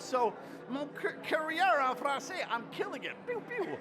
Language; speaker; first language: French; non-native, local second language; English